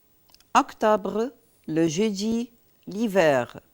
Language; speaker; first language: French; non-native, fluent; Arabic